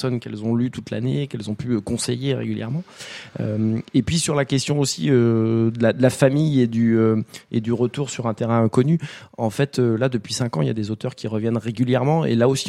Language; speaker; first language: French; native; French